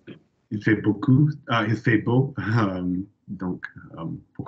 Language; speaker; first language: French; non-native, learner; English